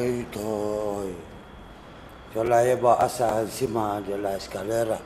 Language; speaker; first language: Spanish; non-native, learner; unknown